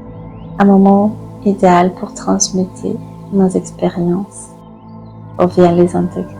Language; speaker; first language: French; native; French